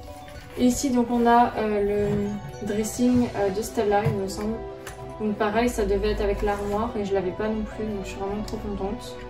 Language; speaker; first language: French; native; French